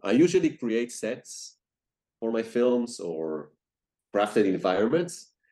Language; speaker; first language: English; non-native, fluent; Hebrew